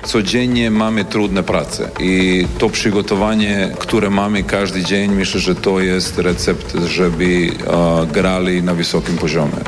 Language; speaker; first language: Polish; non-native, learner; Serbian